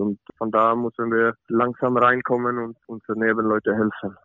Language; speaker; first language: German; non-native, fluent; Swedish